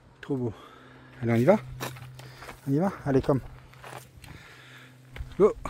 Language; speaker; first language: French; native; French